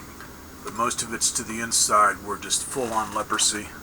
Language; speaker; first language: English; native; English